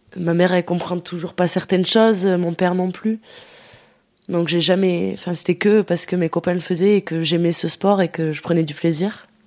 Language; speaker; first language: French; early bilingual, other home language; Dutch